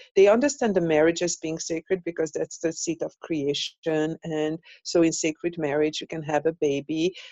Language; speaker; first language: English; non-native, fluent; Hungarian